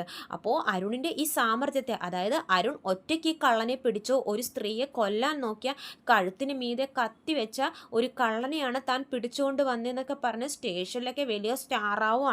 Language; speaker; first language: Malayalam; native; Malayalam